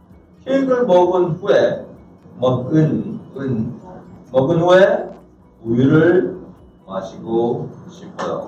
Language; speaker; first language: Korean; non-native, fluent; English